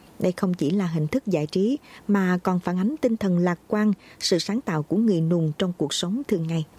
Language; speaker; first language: Vietnamese; native; Vietnamese